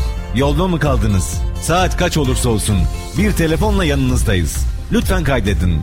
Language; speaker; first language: Turkish; native; Turkish